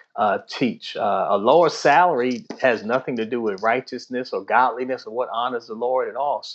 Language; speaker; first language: English; native; English